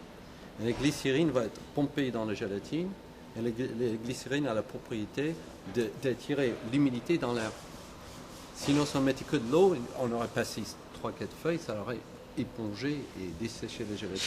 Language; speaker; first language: French; native; French